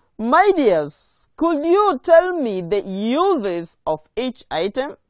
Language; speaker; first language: English; non-native, local second language; Swahili